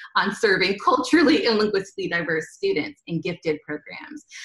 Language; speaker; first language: English; early bilingual, other home language; Spanish